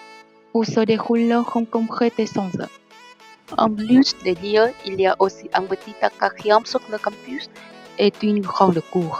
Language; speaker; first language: French; non-native, learner; Vietnamese